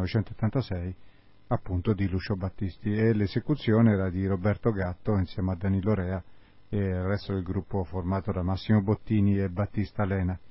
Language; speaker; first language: Italian; native; Italian